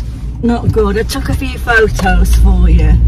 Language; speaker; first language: English; native; English